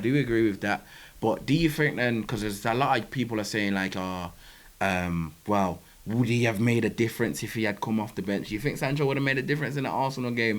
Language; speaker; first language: English; native; English